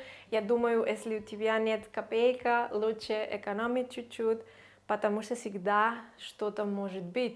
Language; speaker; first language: Russian; non-native, learner; Catalan